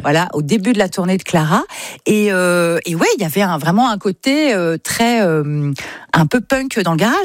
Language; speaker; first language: French; native; French